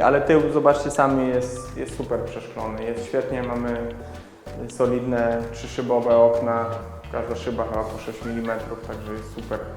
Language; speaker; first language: Polish; native; Polish